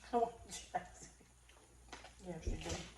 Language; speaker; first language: English; native; English